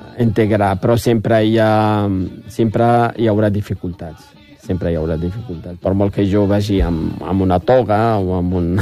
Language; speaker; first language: Catalan; non-native, fluent; Riffian